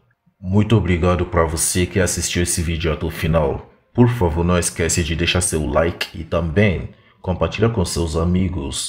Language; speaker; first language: Portuguese; non-native, fluent; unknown